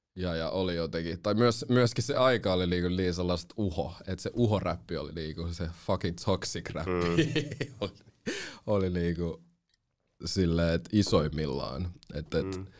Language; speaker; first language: Finnish; early bilingual, other home language; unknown